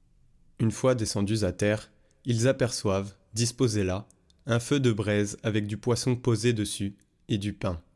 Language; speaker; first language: French; native; French